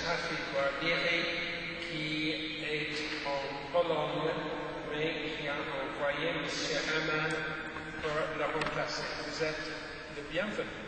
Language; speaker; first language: French; non-native, fluent; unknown